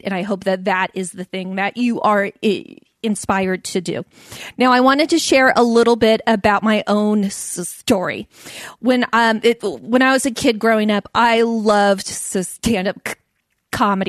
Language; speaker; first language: English; native; English